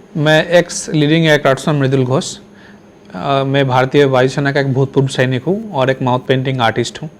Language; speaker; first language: Hindi; non-native, local second language; Bangla